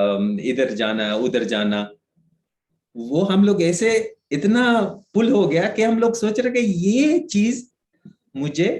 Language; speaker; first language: Hindi; native; Hindi